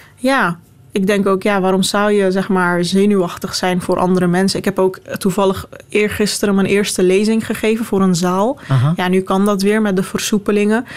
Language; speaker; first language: Dutch; non-native, local second language; Turkish